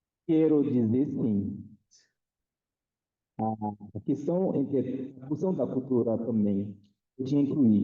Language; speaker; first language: Portuguese; non-native, fluent; Haitian Creole